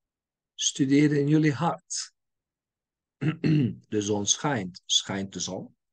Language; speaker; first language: Dutch; non-native, fluent; Turkish